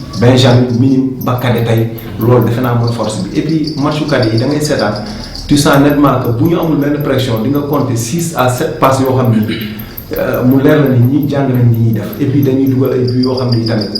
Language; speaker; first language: Wolof; native; Wolof